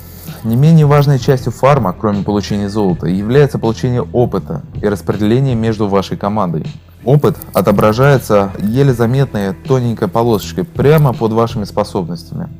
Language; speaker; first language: Russian; native; Russian